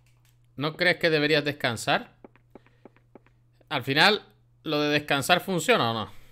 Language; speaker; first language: Spanish; native; Spanish